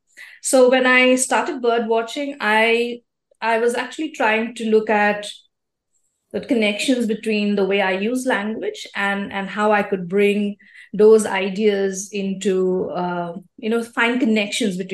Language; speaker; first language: English; non-native, local second language; Assamese